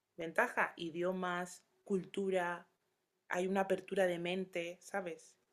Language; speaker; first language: Spanish; early bilingual, other home language; Yoruba